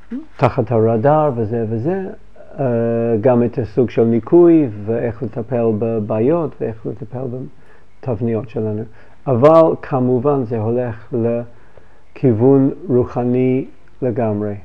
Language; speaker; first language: Hebrew; non-native, fluent; English